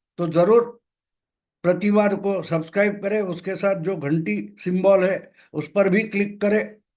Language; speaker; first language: Hindi; non-native, local second language; Marathi